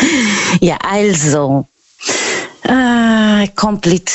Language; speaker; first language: German; non-native, learner; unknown